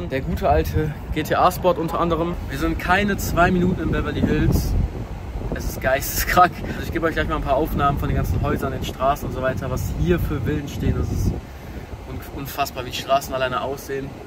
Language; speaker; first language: German; native; German